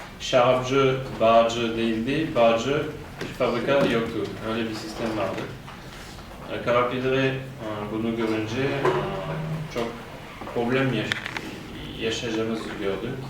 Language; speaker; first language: Turkish; non-native, fluent; French